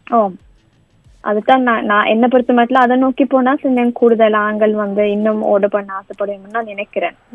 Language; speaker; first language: Tamil; early bilingual, heritage; Tamil